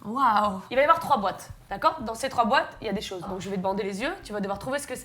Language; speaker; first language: French; native; French